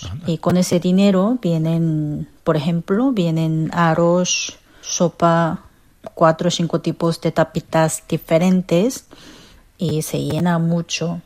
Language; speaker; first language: Spanish; non-native, learner; Korean